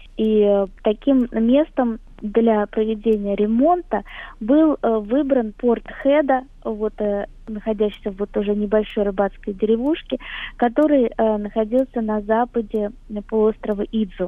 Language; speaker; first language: Russian; native; Russian